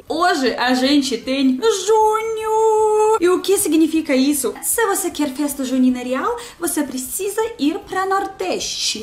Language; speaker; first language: Portuguese; non-native, learner; Russian